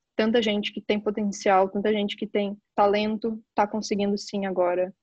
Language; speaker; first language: Portuguese; native; Portuguese